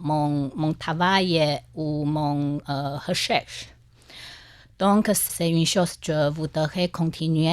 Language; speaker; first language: French; non-native, learner; Chinese